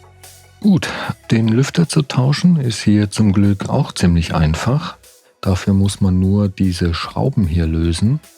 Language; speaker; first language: German; native; German